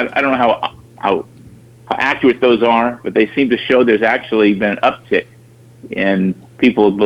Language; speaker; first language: English; native; English